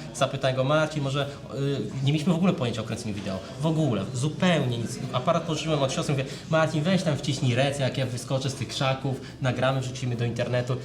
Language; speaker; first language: Polish; native; Polish